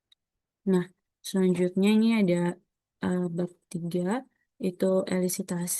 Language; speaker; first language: Indonesian; native; Indonesian